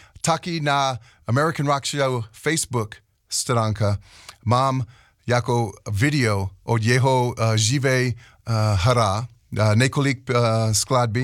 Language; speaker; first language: Czech; non-native, learner; English